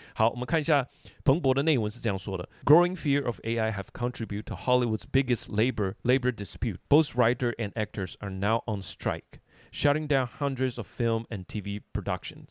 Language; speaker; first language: English; non-native, fluent; Chinese